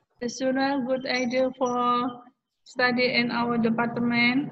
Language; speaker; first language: English; non-native, learner; Indonesian